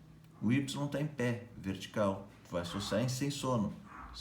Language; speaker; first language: Portuguese; native; Portuguese